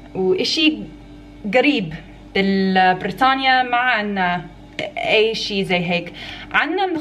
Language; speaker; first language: Arabic; early bilingual, other home language; English